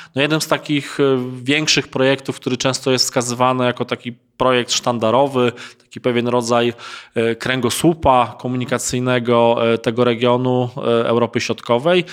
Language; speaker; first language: Polish; native; Polish